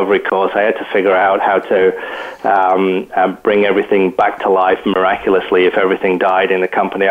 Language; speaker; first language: English; native; English